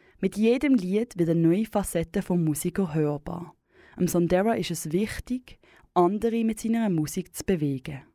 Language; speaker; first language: German; native; German